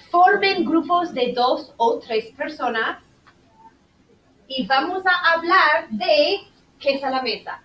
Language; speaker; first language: Spanish; non-native, fluent; English